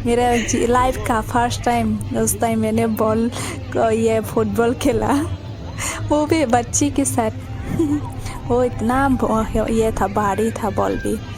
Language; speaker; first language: Hindi; non-native, local second language; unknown